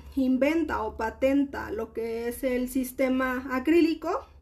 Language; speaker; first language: Spanish; native; Spanish